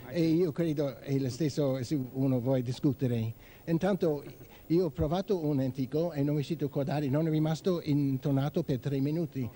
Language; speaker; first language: Italian; non-native, fluent; English